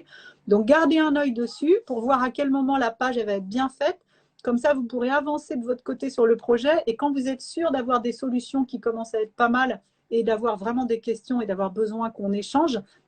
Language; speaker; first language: French; native; French